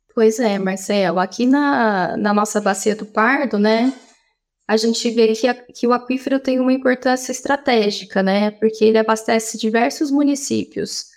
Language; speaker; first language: Portuguese; native; Portuguese